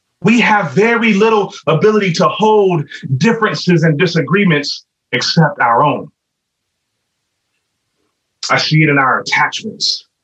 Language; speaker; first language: English; native; English